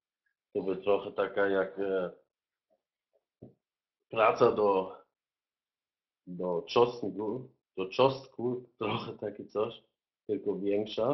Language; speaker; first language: Polish; non-native, fluent; German